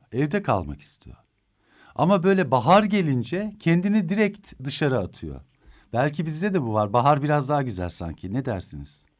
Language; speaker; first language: Turkish; native; Turkish